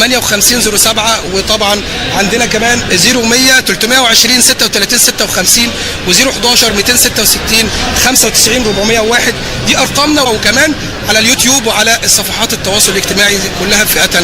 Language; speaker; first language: Arabic; native; Arabic